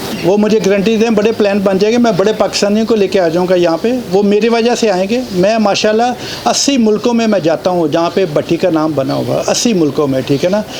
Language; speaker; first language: Urdu; non-native, local second language; Punjabi